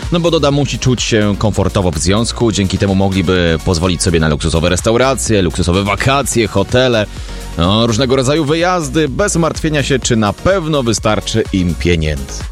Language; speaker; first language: Polish; native; Polish